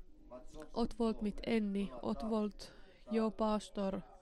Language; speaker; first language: Hungarian; non-native, learner; Finnish